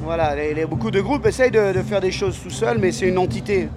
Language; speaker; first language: French; native; French